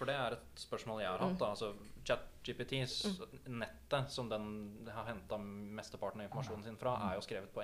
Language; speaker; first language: Norwegian; native; Norwegian